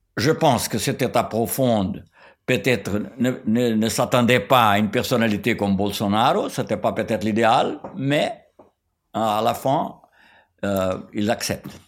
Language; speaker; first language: French; non-native, fluent; Portuguese